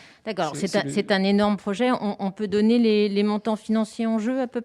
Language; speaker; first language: French; native; French